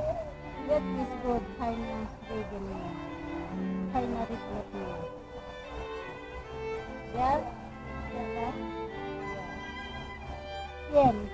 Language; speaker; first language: German; non-native, learner; Filipino